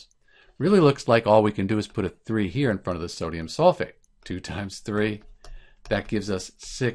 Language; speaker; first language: English; native; English